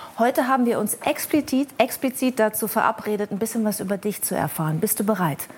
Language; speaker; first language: German; native; German